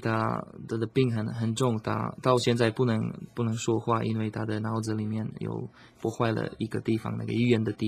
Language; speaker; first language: Chinese; non-native, learner; Slovak